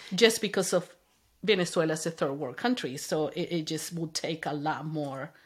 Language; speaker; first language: English; non-native, fluent; Spanish